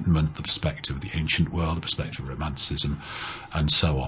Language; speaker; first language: English; native; English